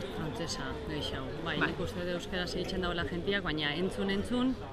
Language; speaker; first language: Basque; native; Basque